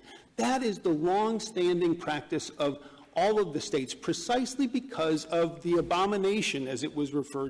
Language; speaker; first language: English; native; English